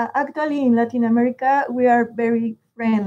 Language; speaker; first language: English; non-native, learner; Spanish